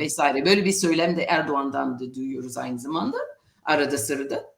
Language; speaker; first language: Turkish; non-native, fluent; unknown